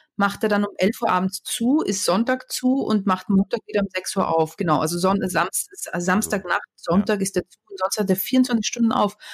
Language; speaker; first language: German; native; German